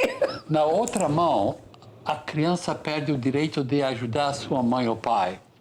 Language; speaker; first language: Portuguese; non-native, fluent; English